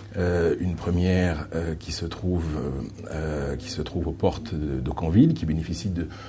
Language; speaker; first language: French; native; French